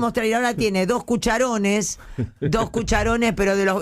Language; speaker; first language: Spanish; native; Spanish